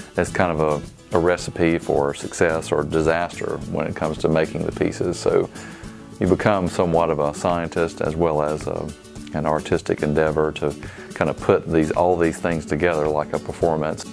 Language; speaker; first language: English; native; English